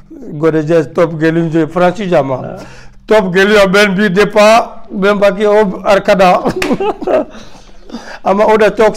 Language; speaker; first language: Turkish; non-native, learner; French